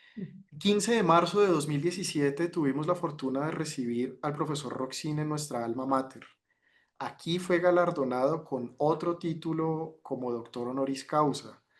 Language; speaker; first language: Spanish; native; Spanish